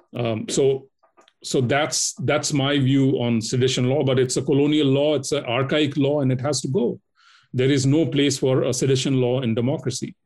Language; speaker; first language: English; non-native, local second language; Hindi